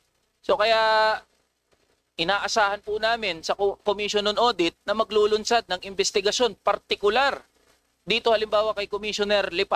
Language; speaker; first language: Filipino; native; Filipino